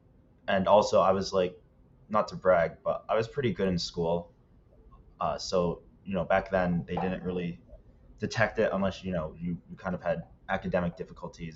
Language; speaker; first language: English; native; English